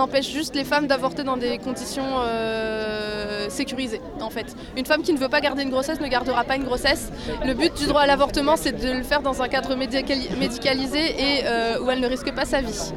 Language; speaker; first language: French; native; French